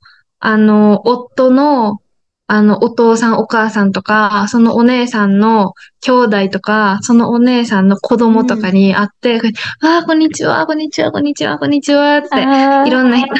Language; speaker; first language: Japanese; native; Japanese